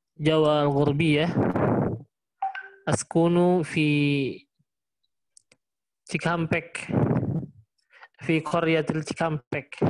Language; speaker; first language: Arabic; non-native, learner; Indonesian